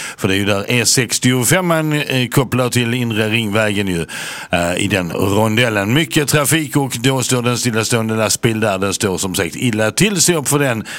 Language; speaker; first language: Swedish; native; Swedish